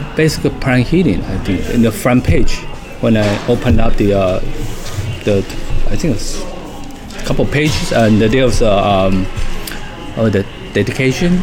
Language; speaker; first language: English; non-native, fluent; Chinese